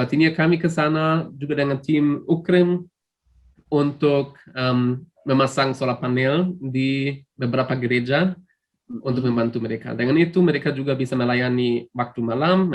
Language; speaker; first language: Indonesian; non-native, fluent; German